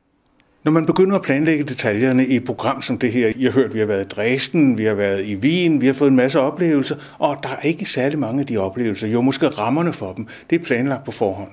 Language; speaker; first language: Danish; native; Danish